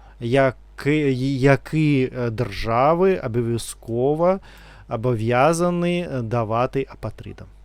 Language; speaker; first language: Ukrainian; non-native, learner; Russian